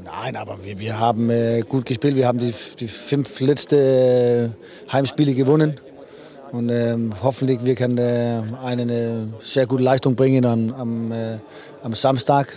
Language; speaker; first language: German; non-native, learner; Danish